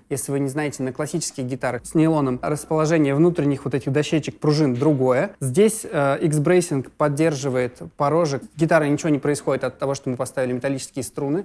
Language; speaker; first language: Russian; native; Russian